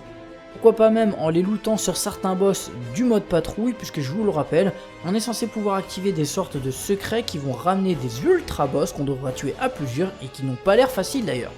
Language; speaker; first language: French; native; French